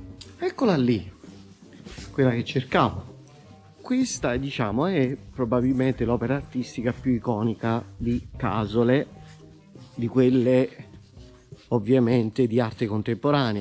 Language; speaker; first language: Italian; native; Italian